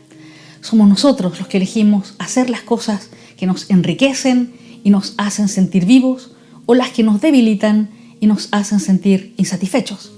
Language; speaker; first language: Spanish; native; Spanish